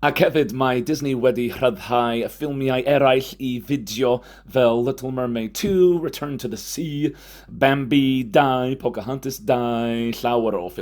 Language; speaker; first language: Welsh; non-native, fluent; English